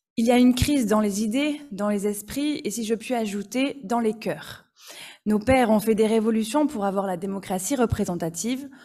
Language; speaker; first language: French; native; French